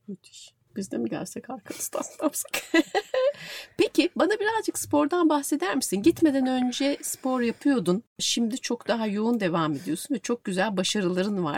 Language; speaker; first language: Turkish; native; Turkish